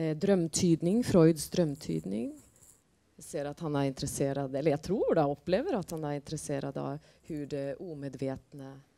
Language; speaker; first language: Swedish; non-native, fluent; Norwegian